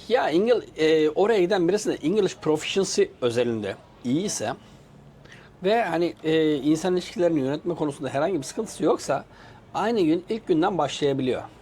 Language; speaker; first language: Turkish; native; Turkish